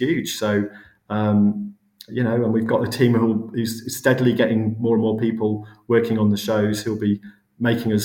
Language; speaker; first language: English; native; English